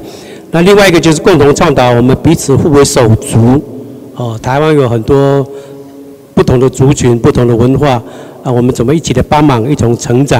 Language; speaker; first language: Chinese; native; Chinese